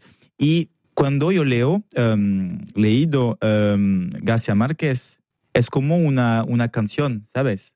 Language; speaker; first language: Spanish; non-native, fluent; French